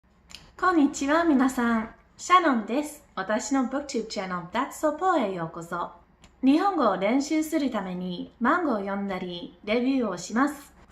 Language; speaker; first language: Japanese; non-native, learner; English